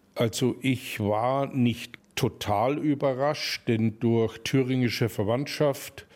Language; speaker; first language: German; native; German